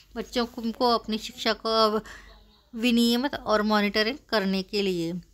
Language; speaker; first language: Hindi; non-native, local second language; Marathi